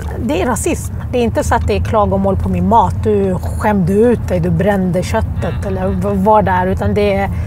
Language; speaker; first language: Swedish; early bilingual, other home language; Arabic